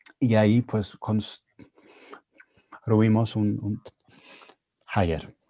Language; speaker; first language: Spanish; non-native, fluent; English